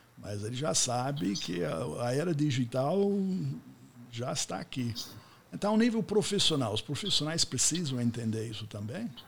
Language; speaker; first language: Portuguese; non-native, fluent; English